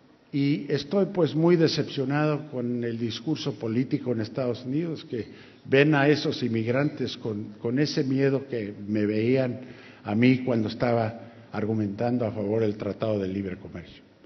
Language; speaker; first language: Spanish; early bilingual, other home language; English